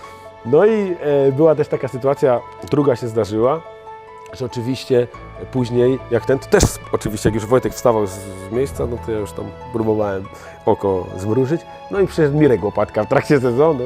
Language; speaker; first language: Polish; native; Polish